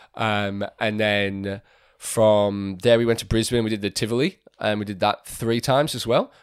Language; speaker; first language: English; native; English